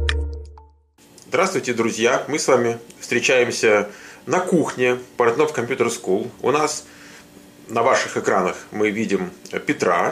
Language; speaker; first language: Russian; native; Russian